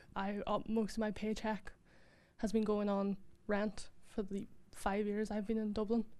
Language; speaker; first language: English; native; English